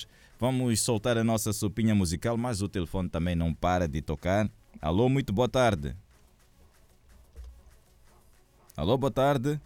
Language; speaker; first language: Portuguese; native; Portuguese